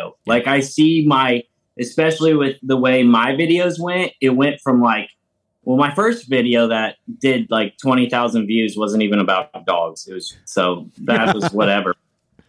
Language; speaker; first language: English; native; English